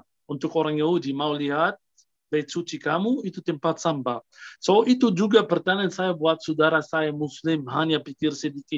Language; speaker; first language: Indonesian; non-native, fluent; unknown